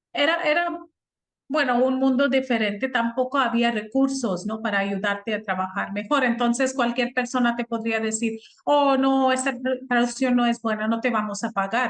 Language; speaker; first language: Spanish; non-native, fluent; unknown